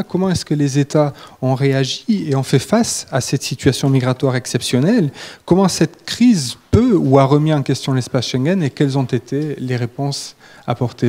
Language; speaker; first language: French; native; French